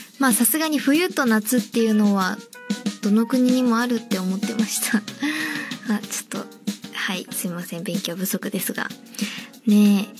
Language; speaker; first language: Japanese; native; Japanese